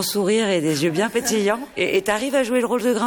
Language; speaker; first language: French; native; French